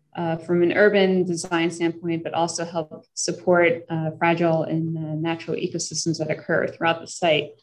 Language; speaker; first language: English; native; English